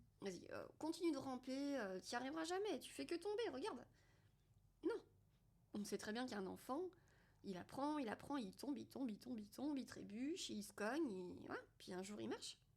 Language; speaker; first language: French; native; French